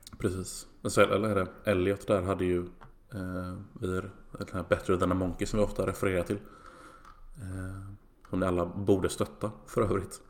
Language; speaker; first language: Swedish; native; Swedish